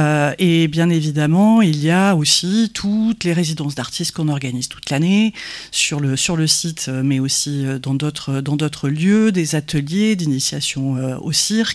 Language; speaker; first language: French; native; French